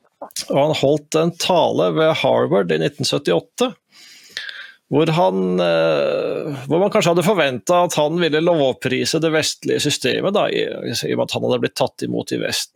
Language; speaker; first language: Norwegian; native; Norwegian